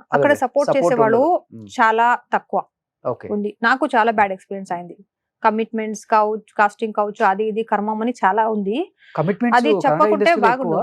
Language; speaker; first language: Telugu; non-native, local second language; Kannada